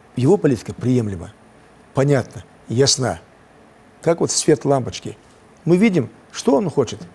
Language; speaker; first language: Russian; non-native, local second language; Chechen